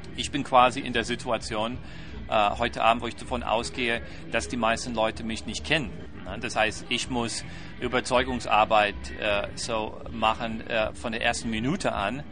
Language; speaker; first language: German; non-native, fluent; English